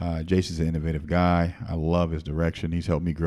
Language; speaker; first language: English; native; English